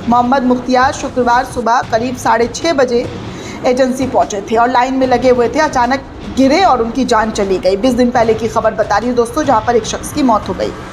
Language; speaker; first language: Hindi; native; Hindi